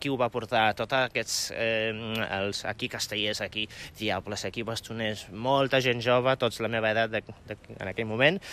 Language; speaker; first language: Catalan; non-native, fluent; Polish